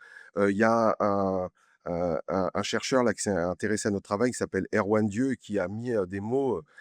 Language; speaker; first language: French; native; French